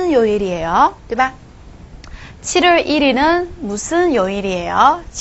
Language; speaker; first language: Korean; non-native, fluent; Chinese